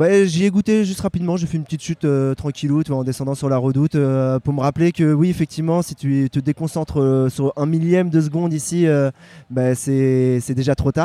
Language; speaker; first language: French; native; French